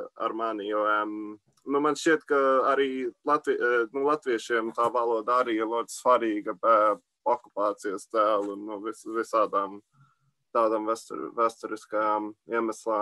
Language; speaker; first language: Latvian; early bilingual, heritage; Latvian